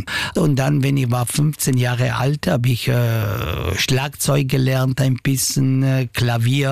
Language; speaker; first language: German; non-native, local second language; Italian